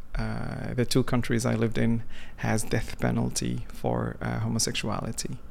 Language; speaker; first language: English; non-native, fluent; Arabic